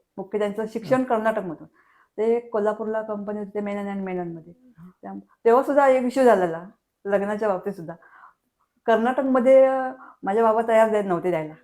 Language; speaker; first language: Marathi; native; Marathi